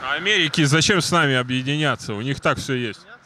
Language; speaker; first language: Russian; native; Russian